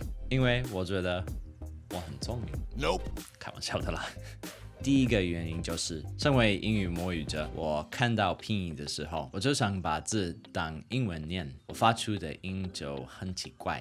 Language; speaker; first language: Chinese; non-native, fluent; English